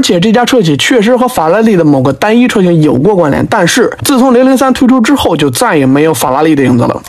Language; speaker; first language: Chinese; native; Chinese